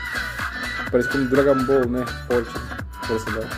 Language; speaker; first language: Portuguese; non-native, learner; Russian